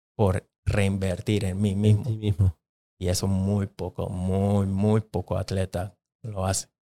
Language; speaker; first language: Spanish; non-native, local second language; Jamaican Creole English